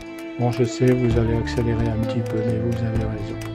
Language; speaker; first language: French; native; French